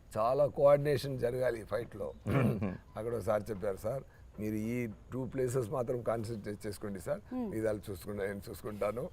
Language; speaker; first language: Telugu; non-native, fluent; Tamil